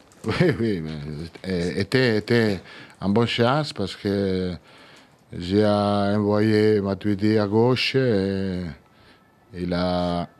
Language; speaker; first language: French; non-native, fluent; Italian